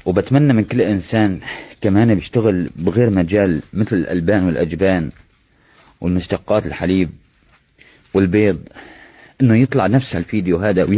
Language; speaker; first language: Arabic; native; Arabic